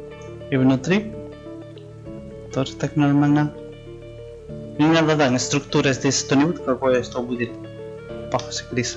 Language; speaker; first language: Russian; non-native, learner; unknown